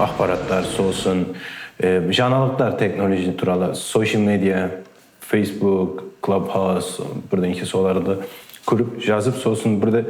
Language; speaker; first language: Kazakh; early bilingual, heritage; Kazakh